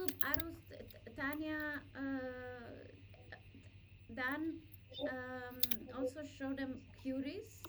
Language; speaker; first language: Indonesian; non-native, learner; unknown